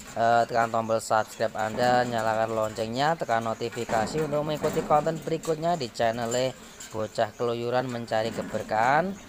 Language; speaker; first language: Indonesian; non-native, local second language; Javanese